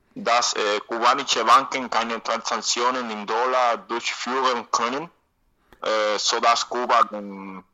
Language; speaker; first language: German; non-native, learner; Spanish